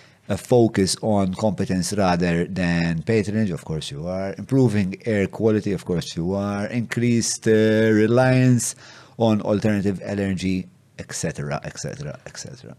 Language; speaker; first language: English; non-native, local second language; Maltese